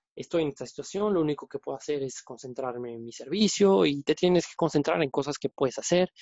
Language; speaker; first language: Spanish; native; Spanish